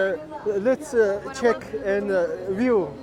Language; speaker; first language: English; non-native, learner; Mongolian